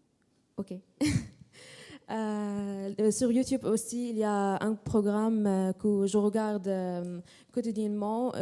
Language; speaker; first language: French; non-native, fluent; Arabic